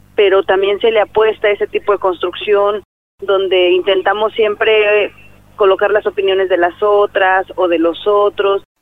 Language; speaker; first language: Spanish; native; Spanish